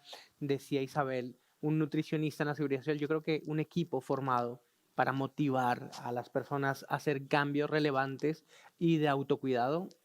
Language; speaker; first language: Spanish; native; Spanish